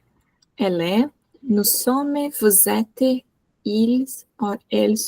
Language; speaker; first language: French; non-native, learner; Portuguese